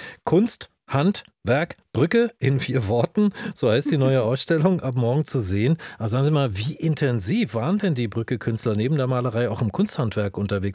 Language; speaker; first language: German; native; German